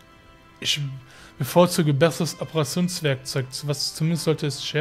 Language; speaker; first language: German; native; German